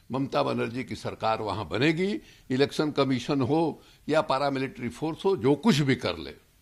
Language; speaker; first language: Hindi; native; Hindi